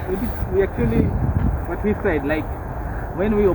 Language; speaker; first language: English; non-native, fluent; Japanese